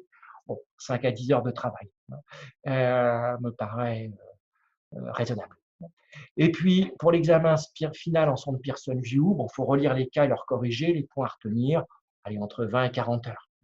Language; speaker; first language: French; native; French